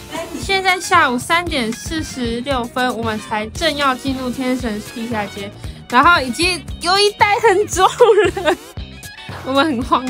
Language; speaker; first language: Chinese; native; Chinese